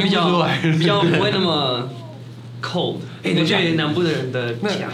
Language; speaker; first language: Chinese; non-native, fluent; French